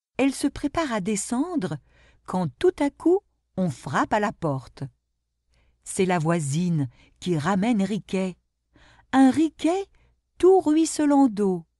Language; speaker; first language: French; non-native, local second language; Arabic